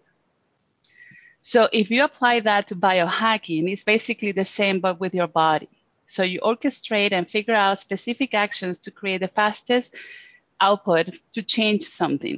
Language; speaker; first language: English; non-native, fluent; Spanish